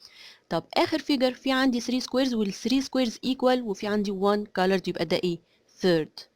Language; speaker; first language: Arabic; native; Arabic